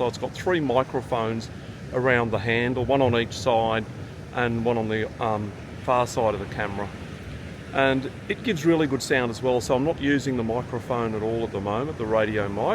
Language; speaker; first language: English; native; English